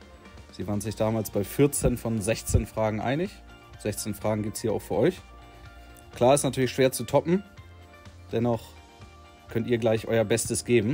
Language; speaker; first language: German; native; German